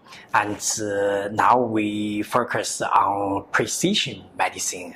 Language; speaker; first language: English; non-native, learner; Chinese